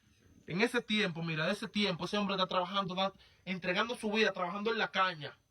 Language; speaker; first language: Spanish; native; Spanish